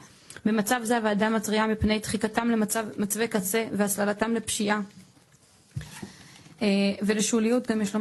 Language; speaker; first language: Hebrew; native; Hebrew